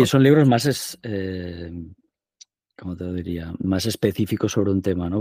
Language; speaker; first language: Spanish; native; Spanish